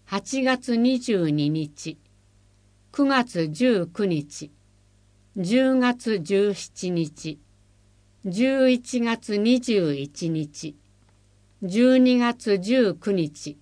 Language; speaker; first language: Japanese; native; Japanese